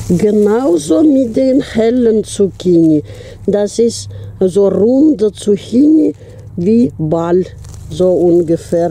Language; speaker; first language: German; non-native, fluent; Russian